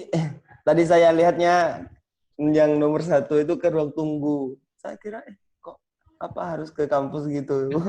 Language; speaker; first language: Indonesian; non-native, fluent; Thai